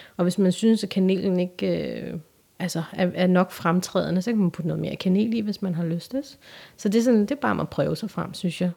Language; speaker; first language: Danish; early bilingual, other home language; Turkish